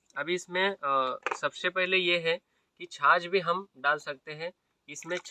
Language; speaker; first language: Hindi; non-native, local second language; Marathi